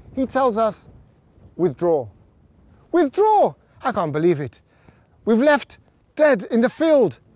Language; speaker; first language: English; native; English